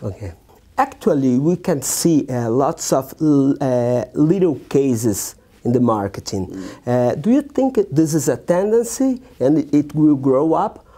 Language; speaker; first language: English; non-native, learner; Portuguese